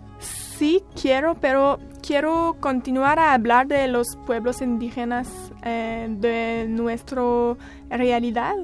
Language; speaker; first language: Spanish; non-native, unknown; French